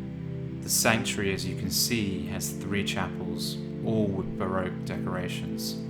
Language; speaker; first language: English; native; English